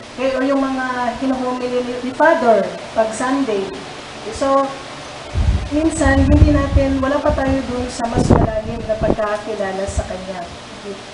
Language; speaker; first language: Filipino; native; Filipino